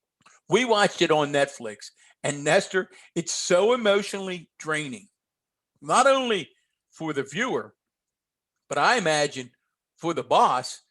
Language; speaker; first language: English; native; English